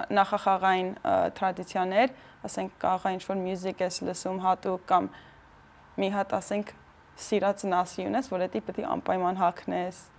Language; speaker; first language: Armenian; early bilingual, heritage; Armenian